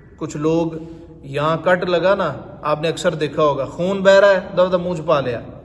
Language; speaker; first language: Urdu; non-native, local second language; Punjabi